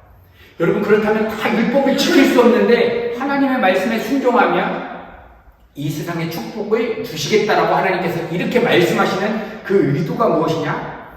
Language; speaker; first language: Korean; native; Korean